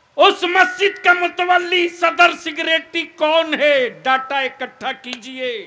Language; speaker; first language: Hindi; native; Hindi